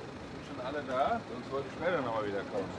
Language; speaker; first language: German; native; German